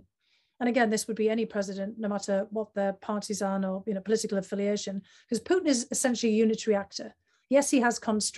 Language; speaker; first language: English; native; English